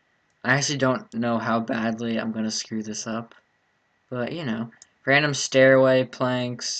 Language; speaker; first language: English; native; English